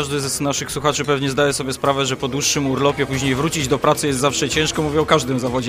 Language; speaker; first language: Polish; native; Polish